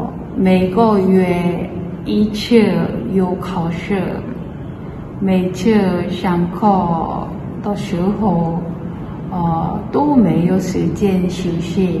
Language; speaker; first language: Chinese; non-native, learner; Korean